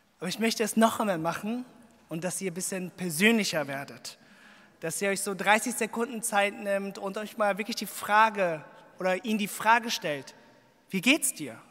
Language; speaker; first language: German; early bilingual, other home language; Korean